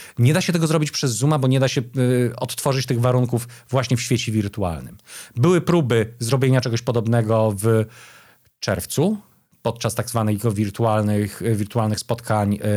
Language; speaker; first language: Polish; native; Polish